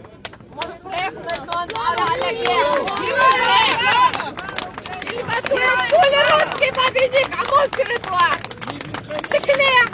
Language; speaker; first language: French; non-native, learner; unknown